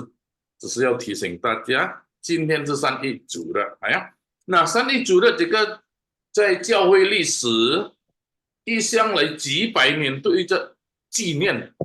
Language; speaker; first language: Chinese; non-native, fluent; Indonesian